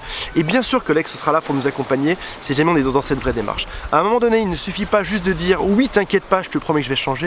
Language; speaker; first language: French; native; French